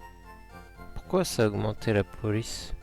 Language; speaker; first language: French; native; French